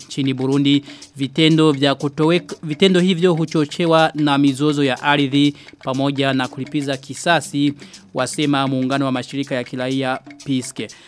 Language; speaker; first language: Swahili; non-native, local second language; Rundi